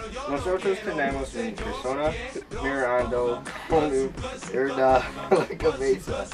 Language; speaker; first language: Spanish; non-native, learner; English